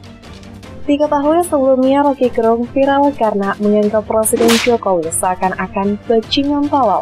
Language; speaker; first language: Indonesian; native; Indonesian